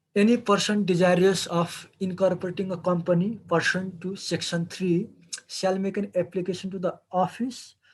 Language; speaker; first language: English; non-native, local second language; Nepali